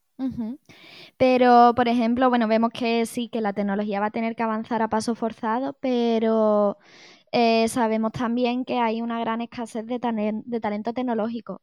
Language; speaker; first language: Spanish; native; Spanish